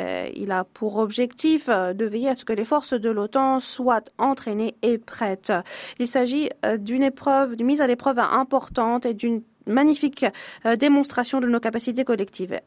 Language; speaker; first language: French; native; French